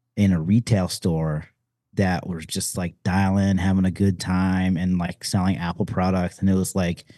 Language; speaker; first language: English; native; English